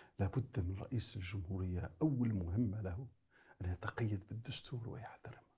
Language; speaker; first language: Arabic; native; Arabic